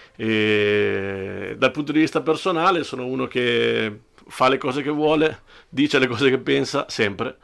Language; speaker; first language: Italian; native; Italian